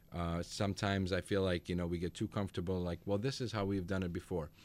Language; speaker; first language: English; early bilingual, other home language; Macedonian